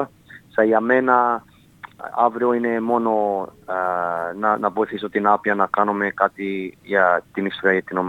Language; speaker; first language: Greek; early bilingual, heritage; Greek